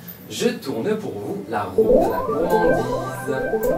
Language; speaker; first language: French; native; French